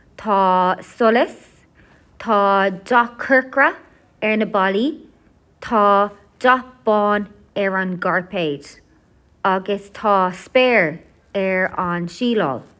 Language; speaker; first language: Irish; non-native, local second language; English